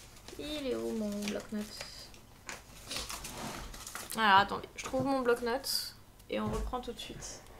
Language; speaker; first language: French; native; French